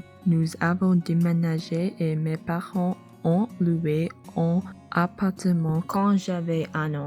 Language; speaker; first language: French; non-native, learner; English